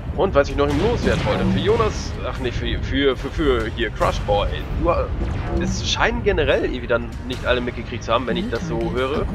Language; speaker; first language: German; native; German